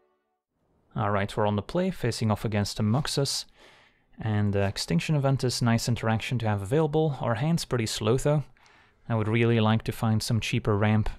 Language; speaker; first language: English; native; English